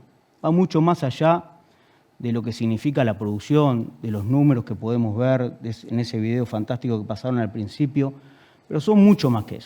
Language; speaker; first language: Spanish; native; Spanish